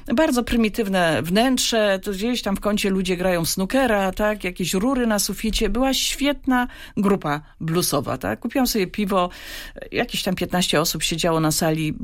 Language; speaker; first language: Polish; native; Polish